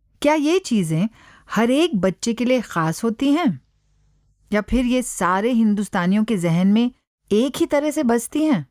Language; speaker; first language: Hindi; native; Hindi